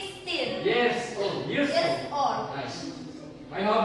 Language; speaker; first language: English; non-native, learner; Indonesian